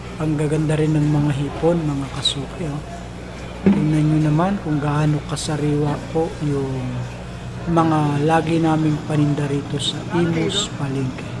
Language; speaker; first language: Filipino; native; Filipino